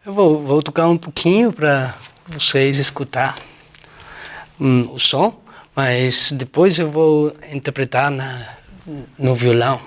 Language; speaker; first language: Portuguese; non-native, fluent; Spanish